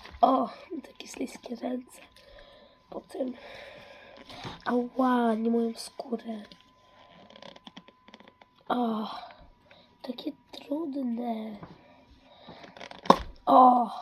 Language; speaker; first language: Polish; early bilingual, heritage; Dutch